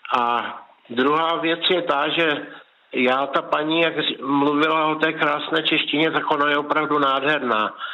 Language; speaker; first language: Czech; native; Czech